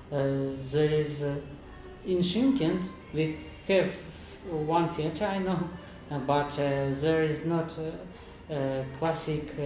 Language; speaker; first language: English; non-native, learner; Kazakh